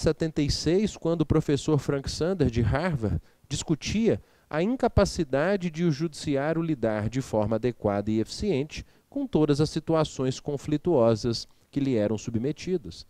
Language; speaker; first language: Portuguese; native; Portuguese